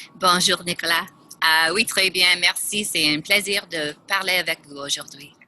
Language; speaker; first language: French; non-native, fluent; English